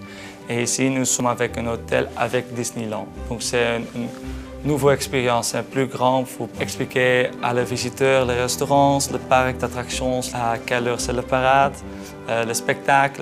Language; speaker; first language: French; non-native, fluent; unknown